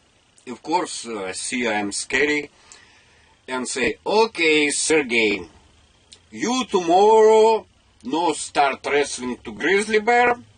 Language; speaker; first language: English; non-native, learner; Russian